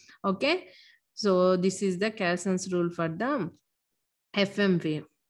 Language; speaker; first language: English; non-native, local second language; Telugu